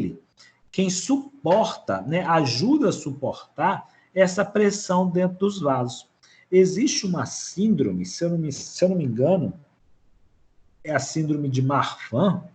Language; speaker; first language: Portuguese; native; Portuguese